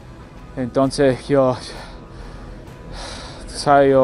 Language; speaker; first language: Spanish; early bilingual, heritage; Spanish